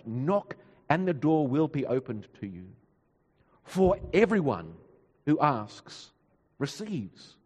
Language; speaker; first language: English; native; English